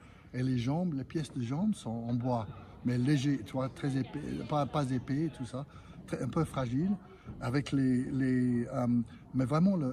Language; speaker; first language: French; non-native, fluent; English